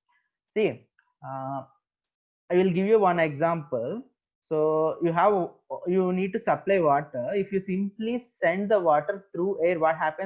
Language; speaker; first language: English; non-native, local second language; Telugu